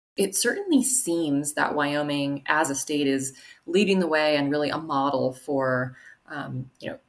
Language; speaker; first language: English; native; English